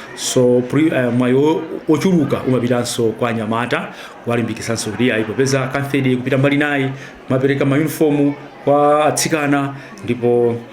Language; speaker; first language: Nyanja; native; Nyanja